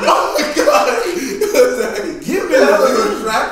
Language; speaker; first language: English; native; English